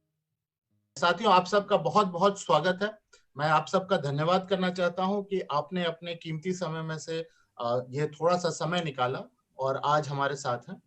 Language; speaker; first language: Hindi; native; Hindi